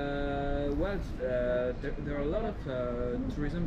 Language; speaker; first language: English; non-native, fluent; French